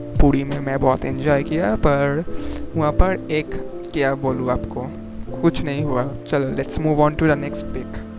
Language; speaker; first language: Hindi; non-native, local second language; Bangla